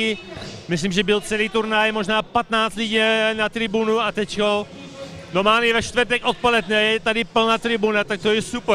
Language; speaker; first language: Czech; early bilingual, heritage; Czech